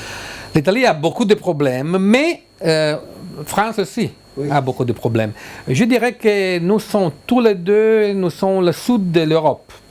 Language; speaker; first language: French; non-native, learner; Italian